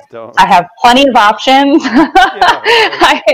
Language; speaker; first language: English; native; English